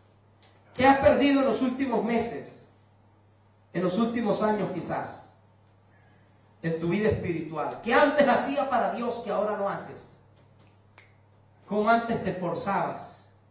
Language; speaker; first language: Spanish; native; Spanish